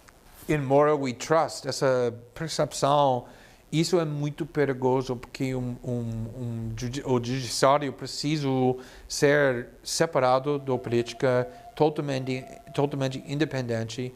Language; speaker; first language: Portuguese; non-native, fluent; English